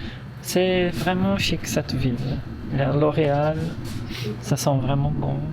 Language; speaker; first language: French; non-native, fluent; Portuguese